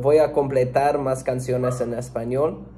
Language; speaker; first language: Spanish; non-native, learner; English